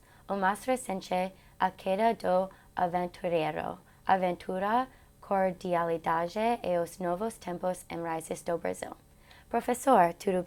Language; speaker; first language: Portuguese; non-native, learner; English